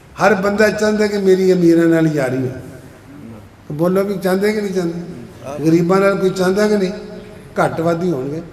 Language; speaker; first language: Urdu; non-native, local second language; Punjabi